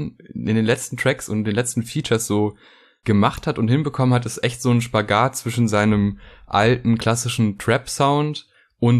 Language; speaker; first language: German; native; German